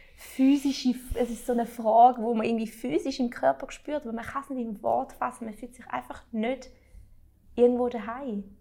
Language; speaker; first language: German; early bilingual, other home language; Albanian